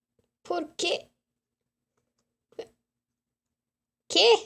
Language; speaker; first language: Spanish; non-native, learner; English